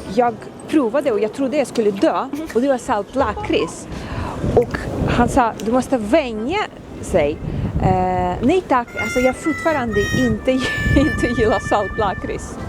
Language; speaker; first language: Swedish; non-native, fluent; Ukrainian